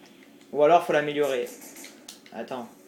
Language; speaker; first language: French; native; French